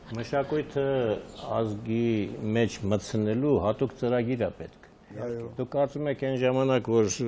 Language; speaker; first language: Armenian; native; Armenian